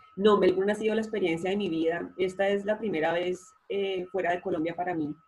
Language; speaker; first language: Spanish; native; Spanish